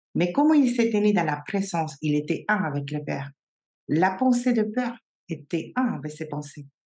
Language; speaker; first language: French; non-native, fluent; Spanish